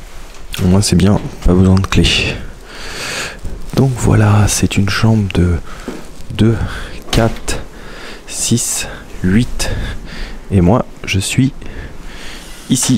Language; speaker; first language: French; native; French